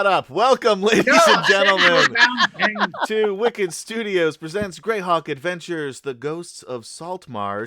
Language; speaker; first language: English; native; English